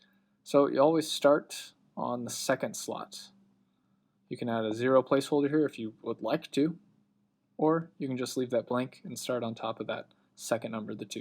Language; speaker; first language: English; native; English